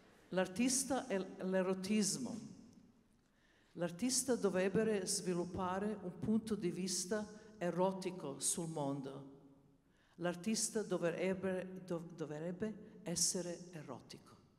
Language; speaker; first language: Italian; non-native, learner; Serbian